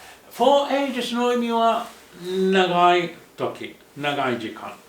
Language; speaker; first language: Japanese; non-native, fluent; Arabic